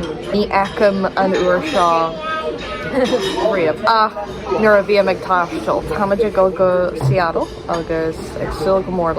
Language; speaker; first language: Irish; non-native, learner; English